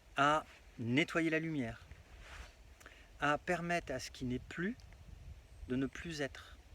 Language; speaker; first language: French; native; French